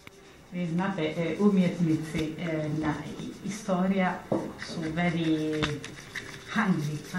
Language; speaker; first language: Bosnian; non-native, learner; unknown